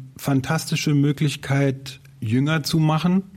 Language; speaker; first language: German; native; German